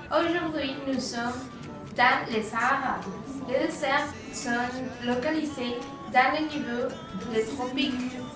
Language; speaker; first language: French; non-native, learner; Spanish